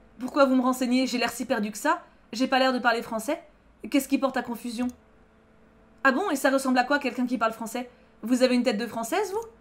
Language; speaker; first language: French; native; French